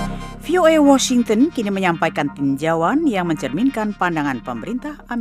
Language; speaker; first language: Indonesian; native; Indonesian